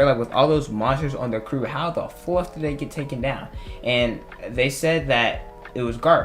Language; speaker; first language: English; native; English